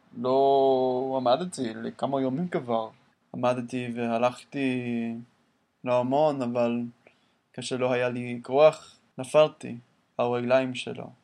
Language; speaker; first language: Hebrew; non-native, learner; English